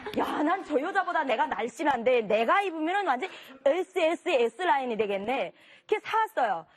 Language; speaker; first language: Korean; native; Korean